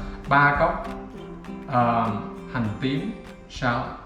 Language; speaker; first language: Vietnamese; early bilingual, heritage; Vietnamese